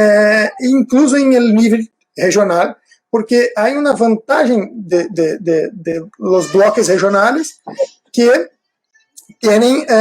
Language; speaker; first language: Spanish; non-native, fluent; Portuguese